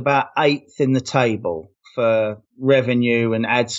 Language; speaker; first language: English; native; English